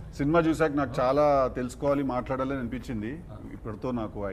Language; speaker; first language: Telugu; native; Telugu